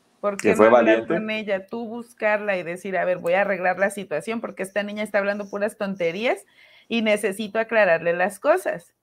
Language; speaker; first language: Spanish; native; Spanish